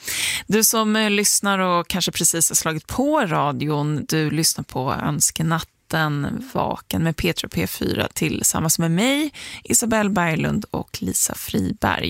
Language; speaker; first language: Swedish; native; Swedish